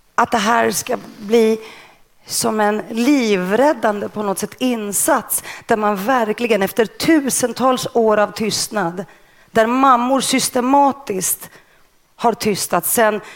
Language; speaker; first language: Swedish; early bilingual, other home language; Greek